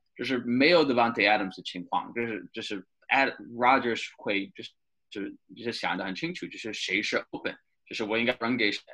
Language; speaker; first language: Chinese; non-native, fluent; English